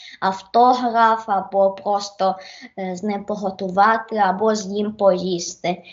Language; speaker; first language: Ukrainian; early bilingual, heritage; Ukrainian